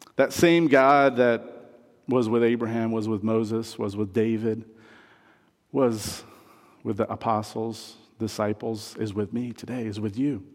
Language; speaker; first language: English; non-native, fluent; French